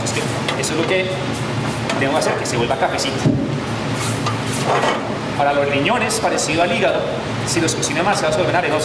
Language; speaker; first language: Spanish; native; Spanish